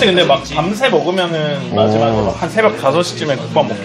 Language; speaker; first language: Korean; native; Korean